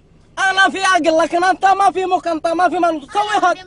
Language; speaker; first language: Arabic; non-native, learner; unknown